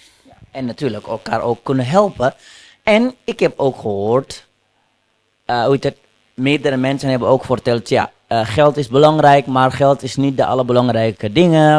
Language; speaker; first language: Dutch; non-native, fluent; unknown